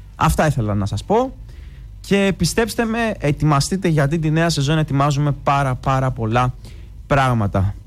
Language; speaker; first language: Greek; native; Greek